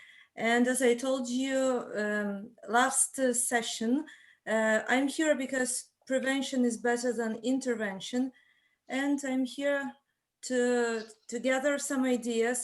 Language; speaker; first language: English; non-native, fluent; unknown